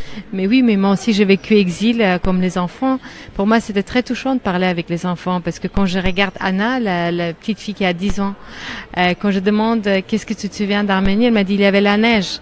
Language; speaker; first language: French; non-native, fluent; Armenian